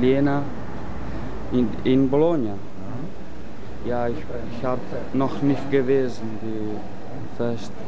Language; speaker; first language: German; non-native, learner; Italian